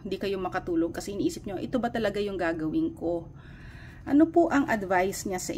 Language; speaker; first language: Filipino; native; Filipino